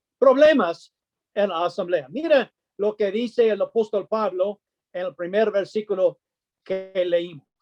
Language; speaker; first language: Spanish; non-native, fluent; English